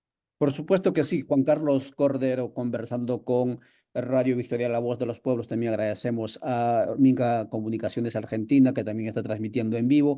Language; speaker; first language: Spanish; native; Spanish